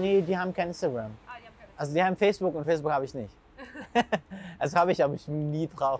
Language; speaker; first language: German; non-native, fluent; Arabic